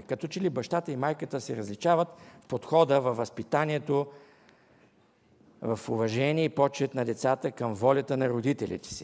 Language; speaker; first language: Bulgarian; native; Bulgarian